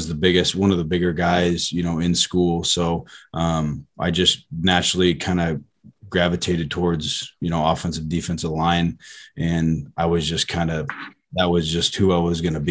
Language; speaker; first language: English; native; English